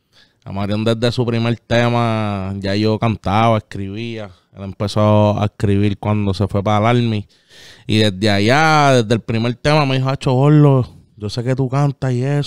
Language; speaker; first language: Spanish; native; Spanish